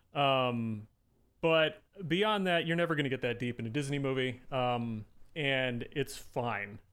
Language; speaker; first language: English; native; English